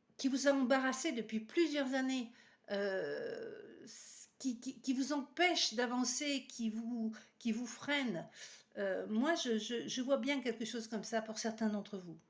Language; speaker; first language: French; native; French